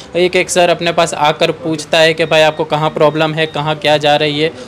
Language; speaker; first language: Hindi; non-native, local second language; Gujarati